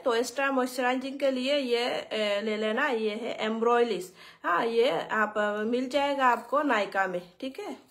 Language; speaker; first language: Hindi; non-native, local second language; Bangla